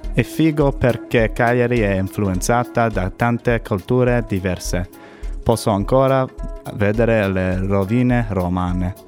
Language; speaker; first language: Italian; non-native, learner; English